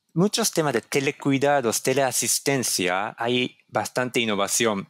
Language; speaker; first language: Spanish; non-native, fluent; Japanese